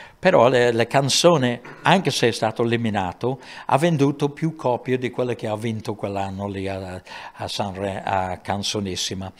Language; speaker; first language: Italian; non-native, fluent; English